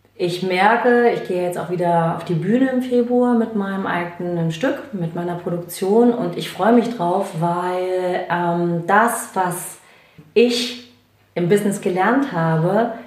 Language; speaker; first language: German; native; German